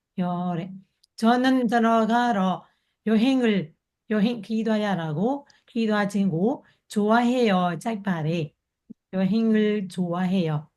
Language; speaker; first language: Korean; non-native, learner; Burmese